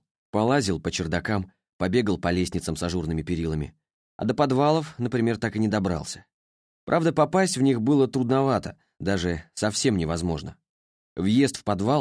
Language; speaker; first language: Russian; native; Russian